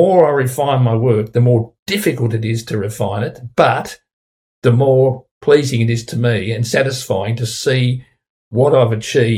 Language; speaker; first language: English; native; English